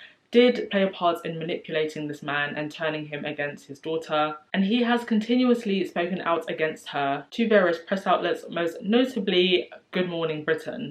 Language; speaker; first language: English; native; English